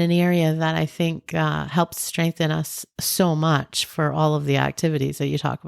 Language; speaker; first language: English; native; English